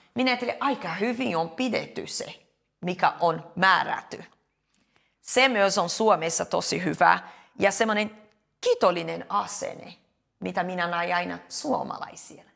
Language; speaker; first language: Finnish; non-native, learner; Portuguese